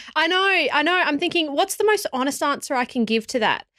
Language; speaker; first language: English; native; English